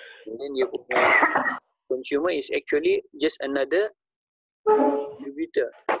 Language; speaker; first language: English; non-native, local second language; Malay